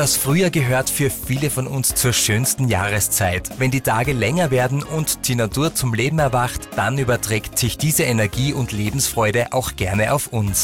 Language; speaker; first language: German; native; German